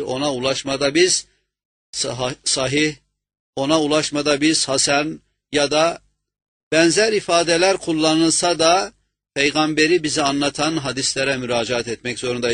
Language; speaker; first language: Turkish; native; Turkish